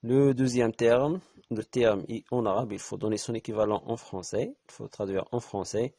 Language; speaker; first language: French; non-native, local second language; Arabic